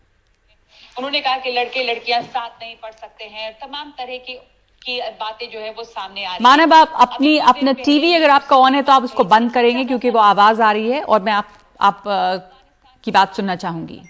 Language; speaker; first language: Hindi; native; Hindi